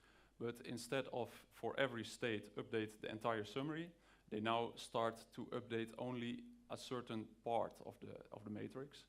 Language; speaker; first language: English; non-native, fluent; Dutch